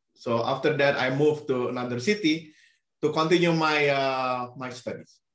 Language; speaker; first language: English; non-native, fluent; Indonesian